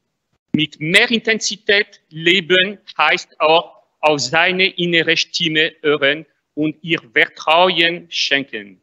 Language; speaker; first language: German; non-native, fluent; French